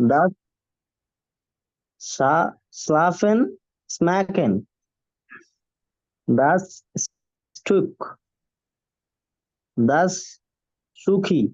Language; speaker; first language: German; non-native, learner; Bangla